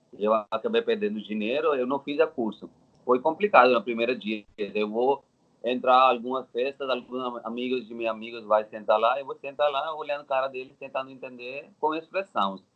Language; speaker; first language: Portuguese; non-native, learner; Telugu